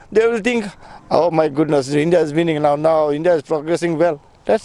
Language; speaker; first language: English; non-native, local second language; Konkani